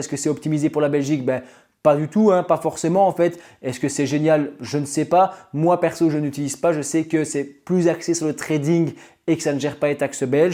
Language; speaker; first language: French; native; French